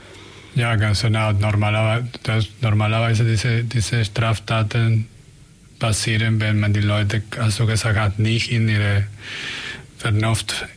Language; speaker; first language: German; non-native, learner; Spanish